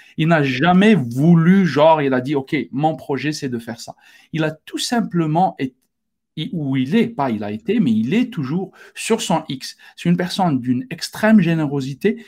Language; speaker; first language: French; non-native, local second language; Arabic